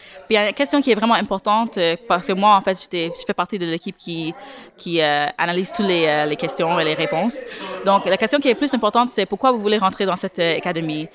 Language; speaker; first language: French; native; French